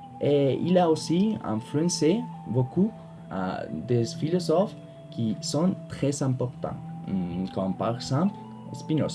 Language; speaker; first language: French; non-native, learner; Spanish